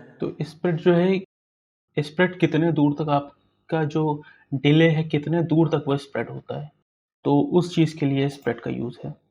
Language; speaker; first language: Hindi; native; Hindi